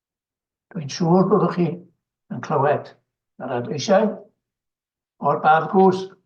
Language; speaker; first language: Welsh; native; Welsh